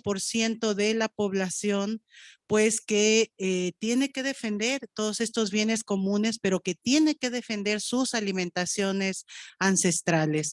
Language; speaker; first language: Spanish; native; Spanish